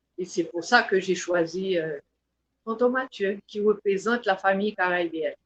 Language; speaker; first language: French; non-native, local second language; Haitian Creole